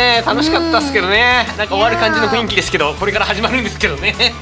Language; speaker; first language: Japanese; native; Japanese